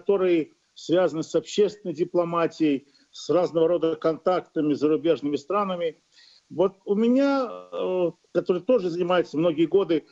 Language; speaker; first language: Russian; native; Russian